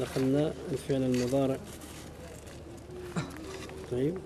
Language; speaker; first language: Arabic; non-native, fluent; French